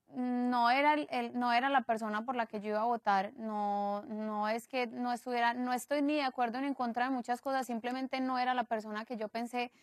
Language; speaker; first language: Spanish; native; Spanish